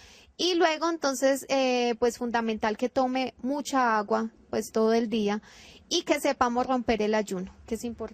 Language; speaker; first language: Spanish; native; Spanish